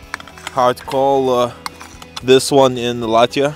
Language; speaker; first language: English; non-native, learner; Lithuanian